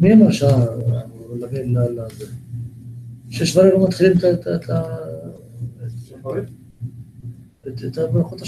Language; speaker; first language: Hebrew; non-native, learner; English